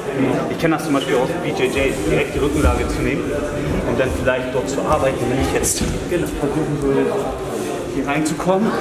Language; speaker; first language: German; native; German